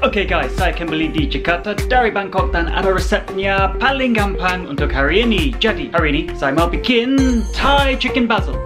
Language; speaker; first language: Indonesian; non-native, fluent; English